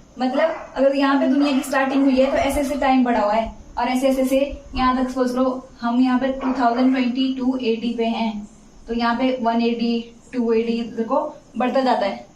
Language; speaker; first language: Hindi; native; Hindi